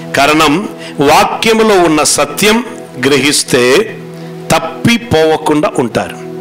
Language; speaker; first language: Telugu; non-native, fluent; Malayalam